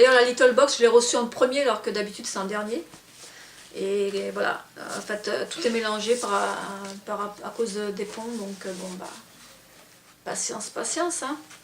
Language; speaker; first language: French; native; French